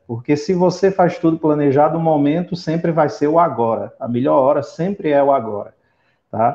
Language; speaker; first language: Portuguese; native; Portuguese